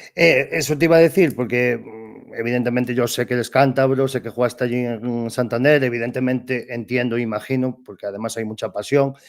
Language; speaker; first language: Spanish; non-native, local second language; Galician